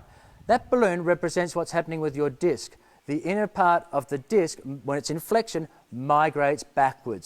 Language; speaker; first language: English; native; English